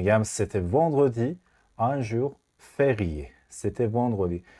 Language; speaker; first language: French; non-native, fluent; Persian